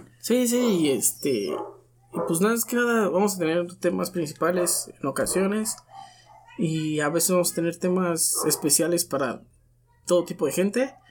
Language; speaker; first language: Spanish; native; Spanish